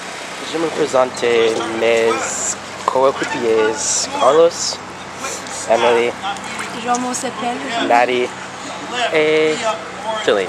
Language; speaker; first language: French; non-native, learner; English